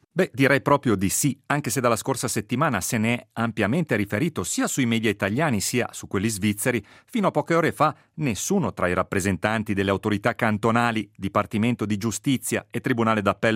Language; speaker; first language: Italian; native; Italian